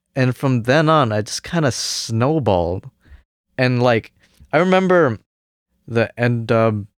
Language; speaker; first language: English; early bilingual, other home language; Cantonese